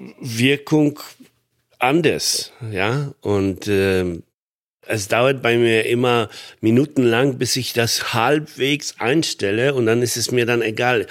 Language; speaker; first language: German; non-native, fluent; Polish